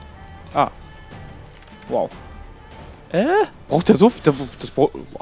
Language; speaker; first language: German; native; German